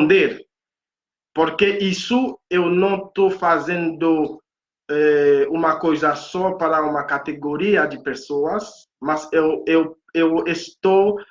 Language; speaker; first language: Portuguese; non-native, fluent; Haitian Creole